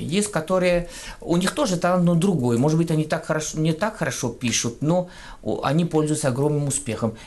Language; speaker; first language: Russian; non-native, fluent; French